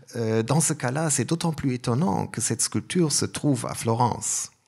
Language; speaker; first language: French; non-native, fluent; German